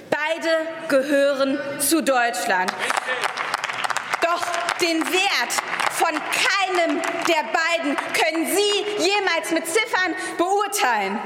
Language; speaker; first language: German; early bilingual, other home language; Persian